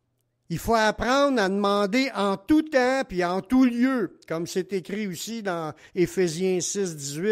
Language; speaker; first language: French; native; French